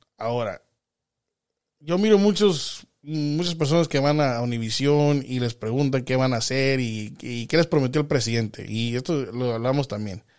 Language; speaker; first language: Spanish; early bilingual, heritage; Spanish